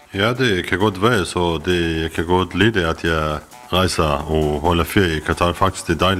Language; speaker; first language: Danish; non-native, learner; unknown